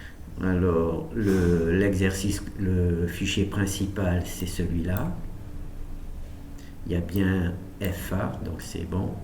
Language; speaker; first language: French; native; French